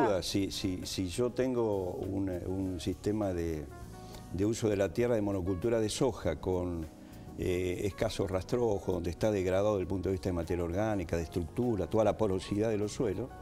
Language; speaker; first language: Spanish; native; Spanish